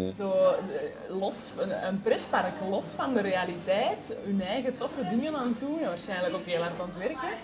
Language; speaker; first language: Dutch; native; Dutch